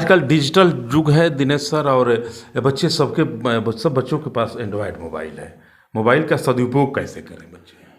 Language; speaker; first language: Hindi; native; Hindi